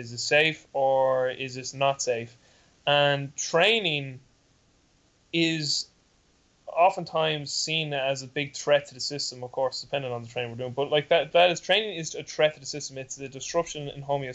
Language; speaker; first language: English; native; English